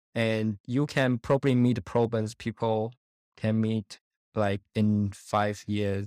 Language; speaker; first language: English; non-native, fluent; Chinese